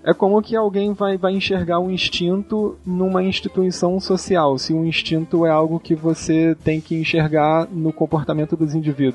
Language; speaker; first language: Portuguese; native; Portuguese